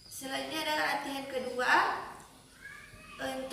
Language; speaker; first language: Indonesian; native; Indonesian